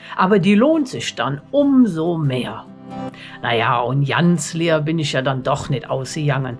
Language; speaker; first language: German; native; German